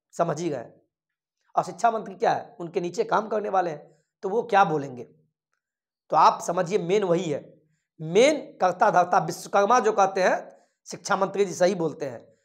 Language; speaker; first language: Hindi; native; Hindi